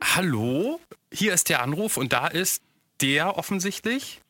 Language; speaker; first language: German; native; German